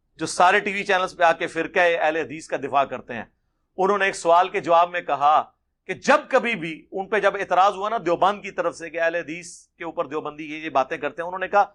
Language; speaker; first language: Urdu; non-native, local second language; Punjabi